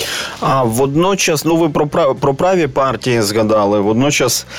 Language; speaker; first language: Ukrainian; native; Ukrainian